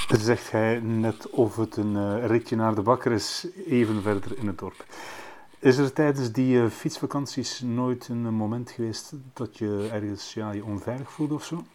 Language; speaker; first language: Dutch; native; Dutch